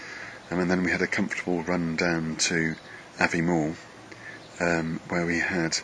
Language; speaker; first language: English; native; English